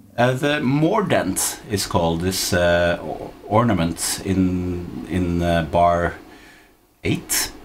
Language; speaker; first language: English; non-native, fluent; Norwegian